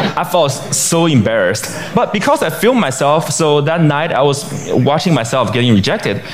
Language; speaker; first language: English; non-native, fluent; Chinese